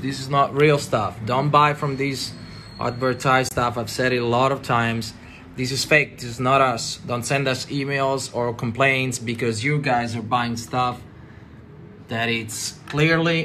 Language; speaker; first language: English; non-native, fluent; Italian